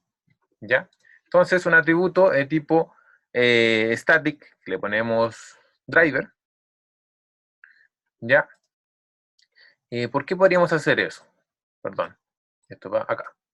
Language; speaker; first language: Spanish; native; Spanish